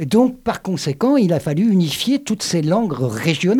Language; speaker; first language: French; native; French